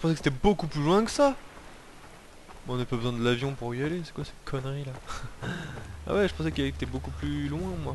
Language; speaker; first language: French; native; French